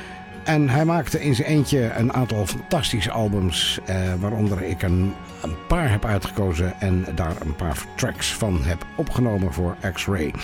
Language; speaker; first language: Dutch; native; Dutch